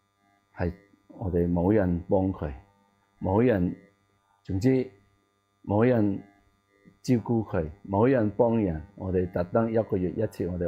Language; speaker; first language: Cantonese; non-native, learner; Tibetan